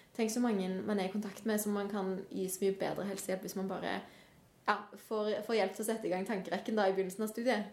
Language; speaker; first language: Norwegian; native; Norwegian